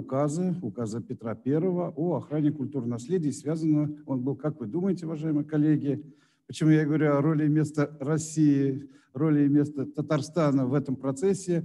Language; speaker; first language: Russian; native; Russian